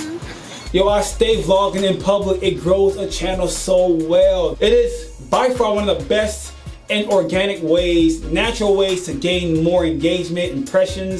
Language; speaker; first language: English; native; English